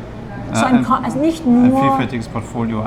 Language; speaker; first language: German; native; German